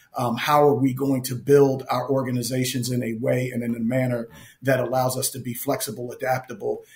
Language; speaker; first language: English; native; English